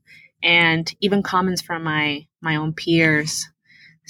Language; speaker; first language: English; early bilingual, other home language; Spanish